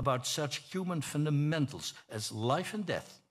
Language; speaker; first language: English; non-native, fluent; Dutch